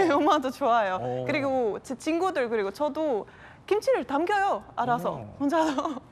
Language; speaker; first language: Korean; non-native, fluent; Estonian